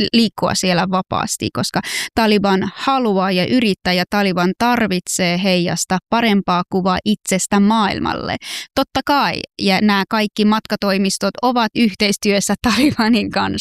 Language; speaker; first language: Finnish; early bilingual, other home language; Persian